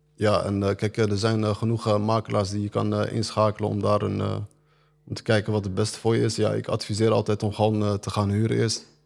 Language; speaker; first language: Dutch; early bilingual, other home language; Arabic